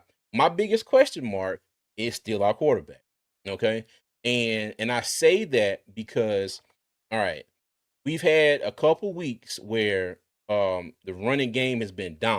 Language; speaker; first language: English; native; English